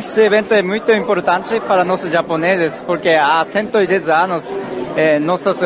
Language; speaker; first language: Portuguese; non-native, learner; Japanese